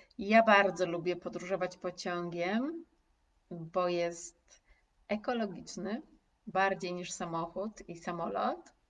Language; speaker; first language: Polish; native; Polish